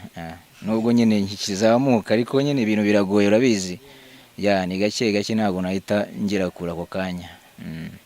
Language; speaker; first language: Kinyarwanda; early bilingual, heritage; Kinyarwanda